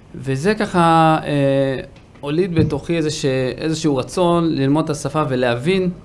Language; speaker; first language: Hebrew; native; Hebrew